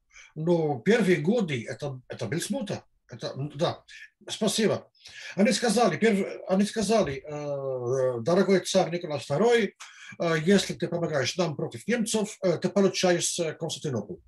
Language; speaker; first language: Russian; non-native, fluent; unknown